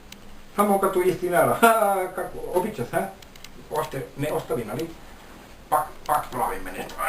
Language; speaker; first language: Bulgarian; non-native, learner; Finnish